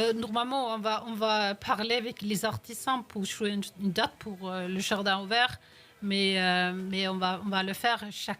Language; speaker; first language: French; non-native, fluent; Norwegian